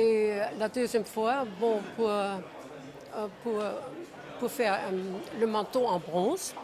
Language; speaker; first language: French; non-native, fluent; Czech